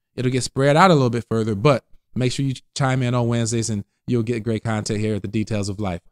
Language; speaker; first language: English; native; English